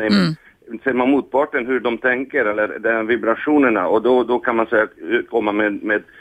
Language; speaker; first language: Swedish; non-native, fluent; Hungarian